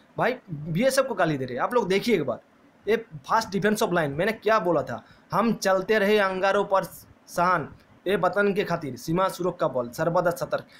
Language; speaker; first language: Hindi; non-native, local second language; Bangla